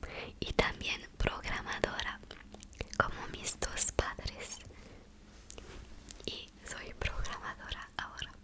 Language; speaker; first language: Spanish; non-native, fluent; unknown